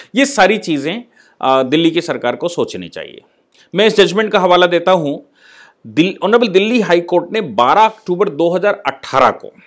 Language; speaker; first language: Hindi; native; Hindi